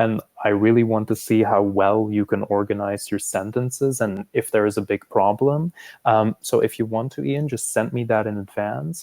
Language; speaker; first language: English; non-native, fluent; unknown